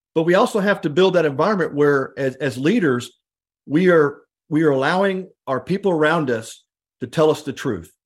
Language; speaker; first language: English; native; English